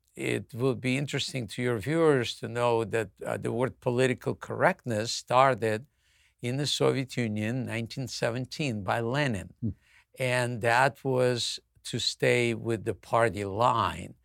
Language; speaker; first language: English; non-native, fluent; Russian